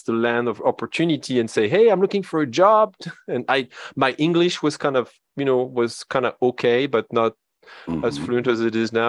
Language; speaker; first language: English; non-native, fluent; French